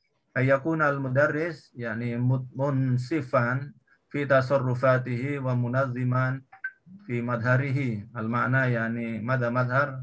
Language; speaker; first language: Arabic; non-native, learner; Indonesian